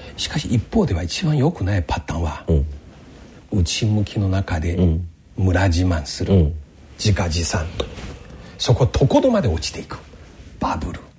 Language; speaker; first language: Japanese; non-native, fluent; Chinese